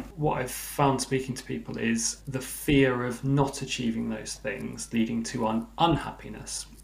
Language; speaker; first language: English; native; English